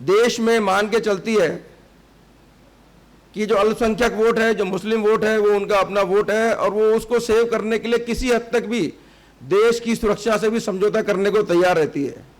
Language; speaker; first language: Hindi; native; Hindi